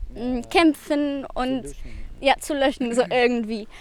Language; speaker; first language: German; non-native, fluent; Arabic